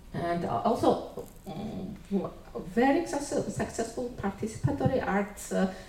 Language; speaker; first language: English; non-native, fluent; Georgian